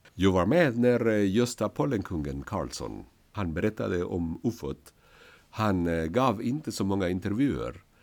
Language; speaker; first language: Swedish; non-native, fluent; Spanish